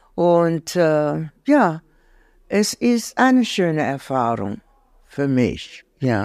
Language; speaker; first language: German; non-native, learner; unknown